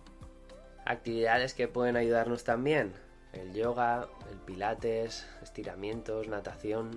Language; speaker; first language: Spanish; native; Spanish